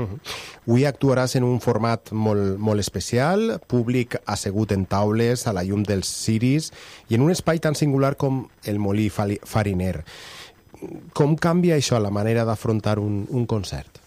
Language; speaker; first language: Catalan; native; Catalan